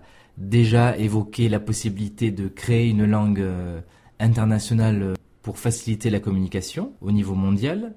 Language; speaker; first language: French; native; French